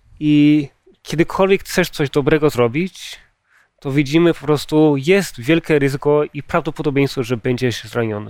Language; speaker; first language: Polish; early bilingual, heritage; Polish